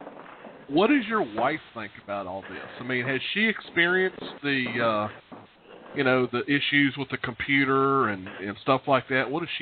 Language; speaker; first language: English; native; English